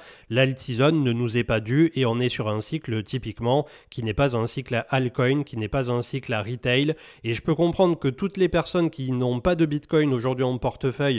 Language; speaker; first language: French; native; French